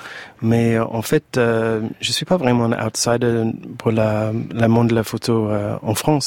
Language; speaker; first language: French; non-native, fluent; English